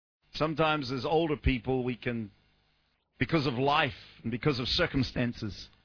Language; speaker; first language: English; native; English